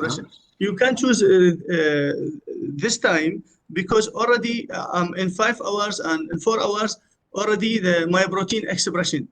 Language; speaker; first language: English; non-native, learner; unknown